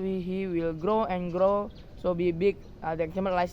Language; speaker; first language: English; non-native, learner; Indonesian